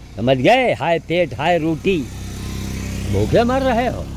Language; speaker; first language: Hindi; native; Hindi